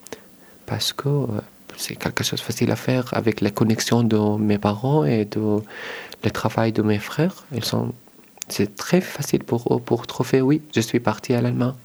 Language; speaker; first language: French; non-native, learner; Arabic